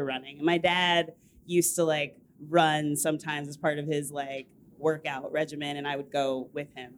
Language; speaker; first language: English; native; English